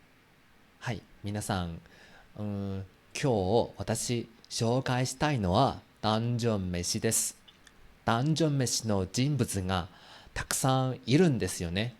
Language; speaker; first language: Japanese; non-native, learner; Chinese